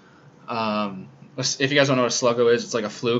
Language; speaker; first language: English; native; English